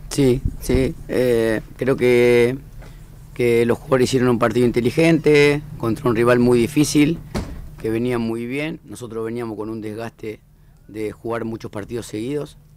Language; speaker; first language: Spanish; native; Spanish